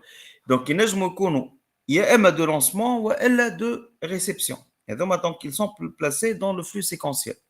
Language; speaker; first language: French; non-native, local second language; Arabic